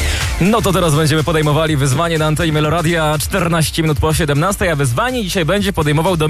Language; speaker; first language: Polish; native; Polish